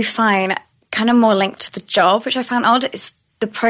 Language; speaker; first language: English; native; English